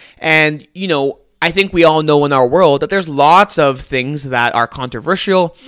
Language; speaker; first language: English; native; English